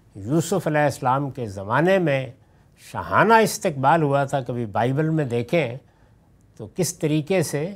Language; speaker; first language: Urdu; non-native, local second language; Punjabi